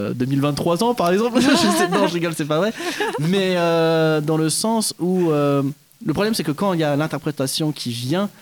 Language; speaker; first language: French; native; French